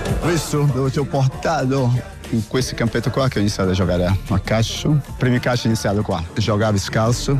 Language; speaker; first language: Italian; non-native, fluent; Portuguese